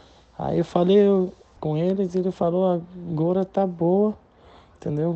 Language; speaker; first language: Portuguese; non-native, learner; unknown